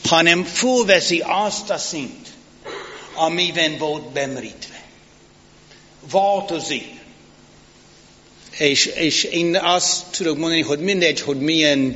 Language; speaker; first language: Hungarian; non-native, fluent; English